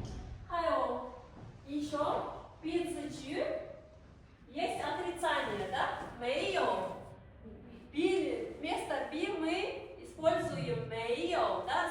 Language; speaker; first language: Russian; non-native, local second language; Kyrgyz